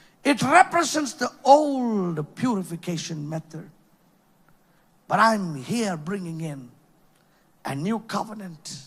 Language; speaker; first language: English; non-native, local second language; Tamil